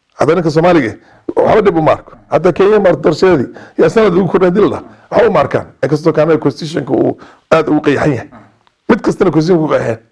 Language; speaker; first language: Somali; native; Somali